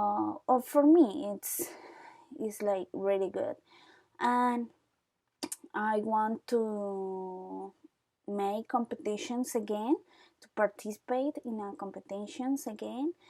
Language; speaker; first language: English; non-native, learner; Spanish